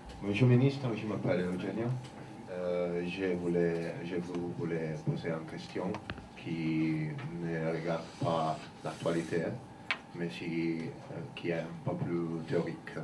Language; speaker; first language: French; non-native, learner; Italian